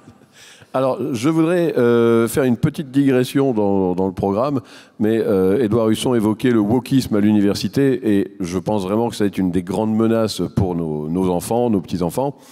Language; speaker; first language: French; native; French